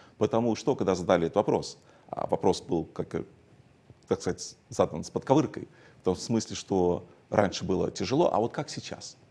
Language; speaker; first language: Russian; native; Russian